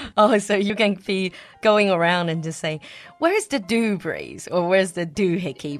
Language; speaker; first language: English; non-native, fluent; Chinese